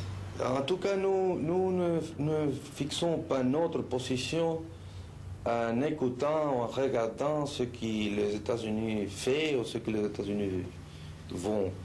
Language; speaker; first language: French; non-native, fluent; Spanish